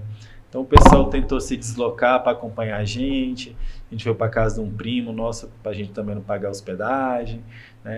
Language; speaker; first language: Portuguese; native; Portuguese